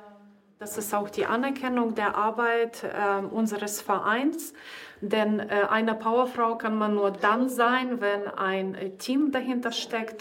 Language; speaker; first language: German; non-native, fluent; Ukrainian